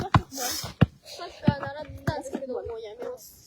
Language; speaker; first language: Japanese; native; Japanese